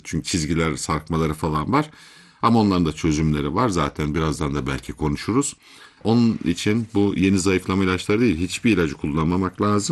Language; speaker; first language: Turkish; native; Turkish